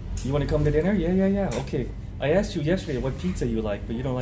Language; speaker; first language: English; native; English